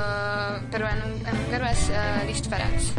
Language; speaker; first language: Spanish; non-native, fluent; Hungarian